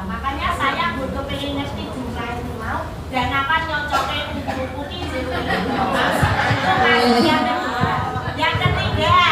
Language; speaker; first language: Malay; non-native, local second language; Javanese